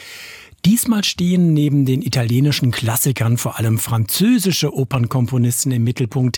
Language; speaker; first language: German; native; German